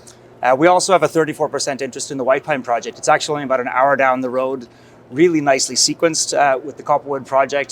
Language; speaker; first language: English; native; English